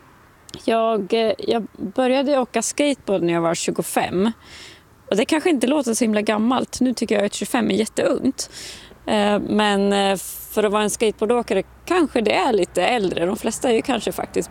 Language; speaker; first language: Swedish; native; Swedish